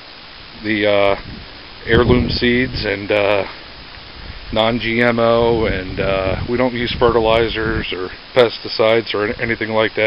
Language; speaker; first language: English; native; English